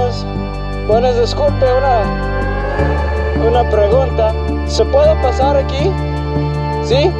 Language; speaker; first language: Spanish; non-native, fluent; English